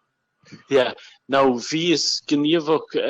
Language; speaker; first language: Irish; non-native, local second language; English